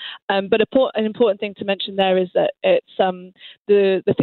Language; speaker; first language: English; native; English